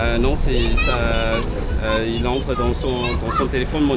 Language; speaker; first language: French; non-native, local second language; Malagasy